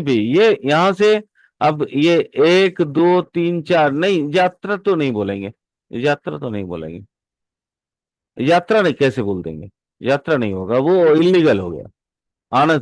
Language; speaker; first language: Hindi; native; Hindi